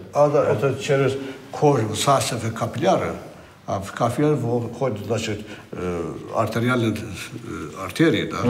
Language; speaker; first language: Russian; non-native, local second language; Azerbaijani